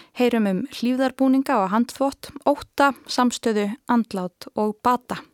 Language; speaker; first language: Icelandic; native; Icelandic